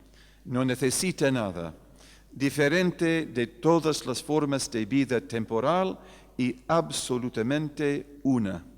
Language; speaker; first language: Spanish; non-native, fluent; English